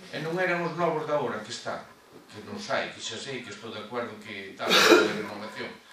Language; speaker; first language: Galician; native; Galician